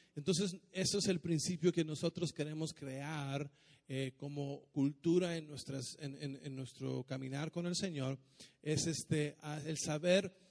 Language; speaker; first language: Spanish; native; Spanish